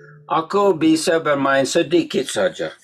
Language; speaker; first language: Indonesian; non-native, learner; English